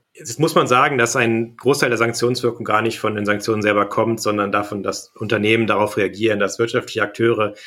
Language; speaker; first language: German; native; German